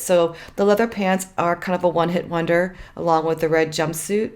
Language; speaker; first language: English; native; English